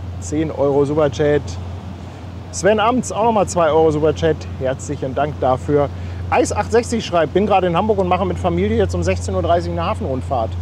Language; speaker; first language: German; native; German